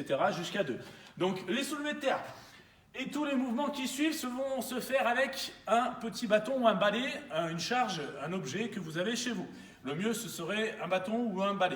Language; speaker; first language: French; native; French